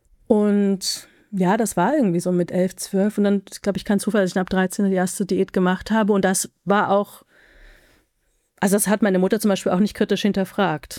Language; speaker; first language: German; native; German